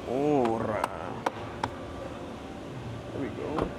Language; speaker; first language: English; native; English